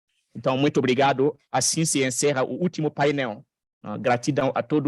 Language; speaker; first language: Portuguese; non-native, fluent; French